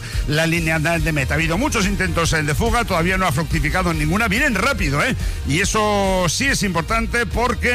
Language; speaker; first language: Spanish; native; Spanish